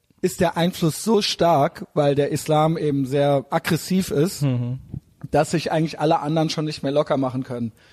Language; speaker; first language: German; native; German